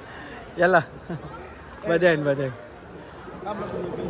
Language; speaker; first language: Arabic; non-native, learner; Indonesian